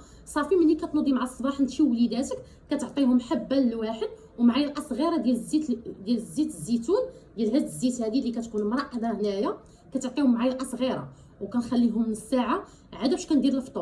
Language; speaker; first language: Arabic; native; Arabic